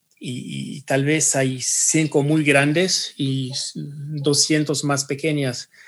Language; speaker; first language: Spanish; early bilingual, heritage; Spanish